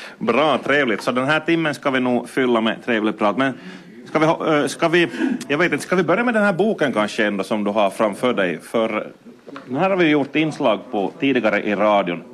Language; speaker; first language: Swedish; native; Swedish